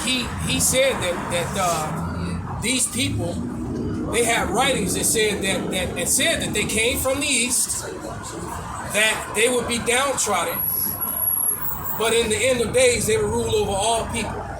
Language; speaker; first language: English; native; English